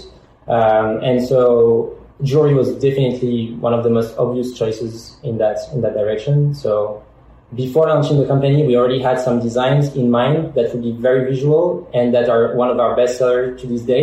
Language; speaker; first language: English; non-native, fluent; French